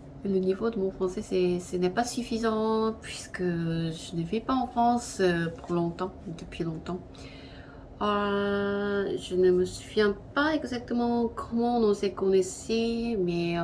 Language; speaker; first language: French; non-native, learner; Korean